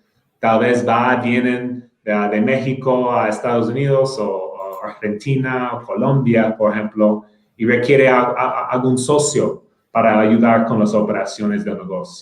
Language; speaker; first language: Spanish; non-native, fluent; English